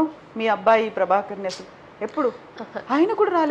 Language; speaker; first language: Telugu; native; Telugu